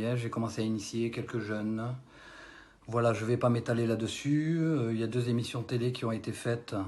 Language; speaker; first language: French; early bilingual, other home language; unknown